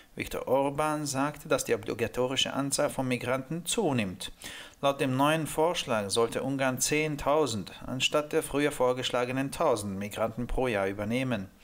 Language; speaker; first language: German; non-native, fluent; Hungarian